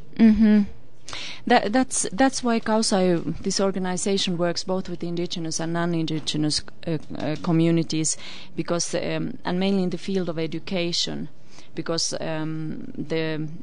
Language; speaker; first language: English; non-native, fluent; Finnish